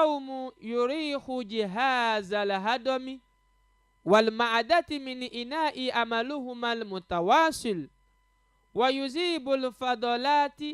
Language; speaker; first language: Arabic; non-native, fluent; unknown